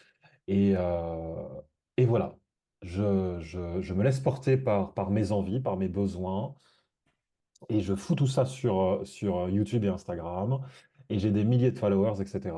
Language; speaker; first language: French; native; French